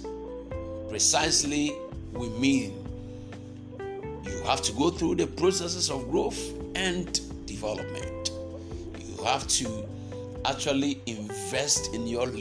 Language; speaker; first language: English; non-native, local second language; Akan